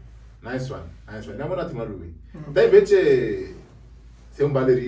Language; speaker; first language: Italian; native; Italian